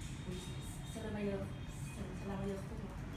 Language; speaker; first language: French; non-native, learner; Vietnamese